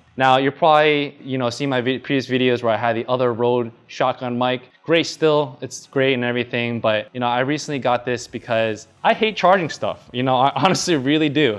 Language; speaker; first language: English; native; English